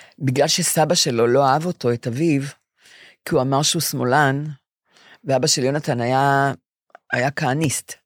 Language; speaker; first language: Hebrew; native; Hebrew